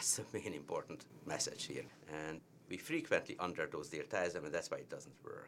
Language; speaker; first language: English; non-native, fluent; Hungarian